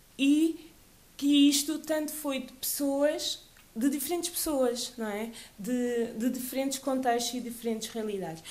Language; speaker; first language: Portuguese; early bilingual, other home language; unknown